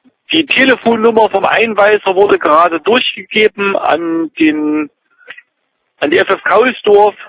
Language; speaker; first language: German; native; German